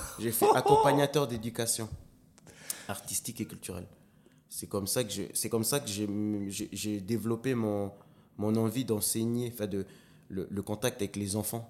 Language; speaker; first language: French; non-native, local second language; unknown